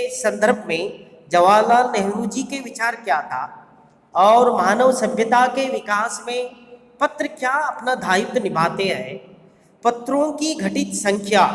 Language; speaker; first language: Hindi; non-native, local second language; Kannada